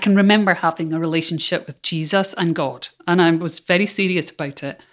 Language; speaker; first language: English; native; English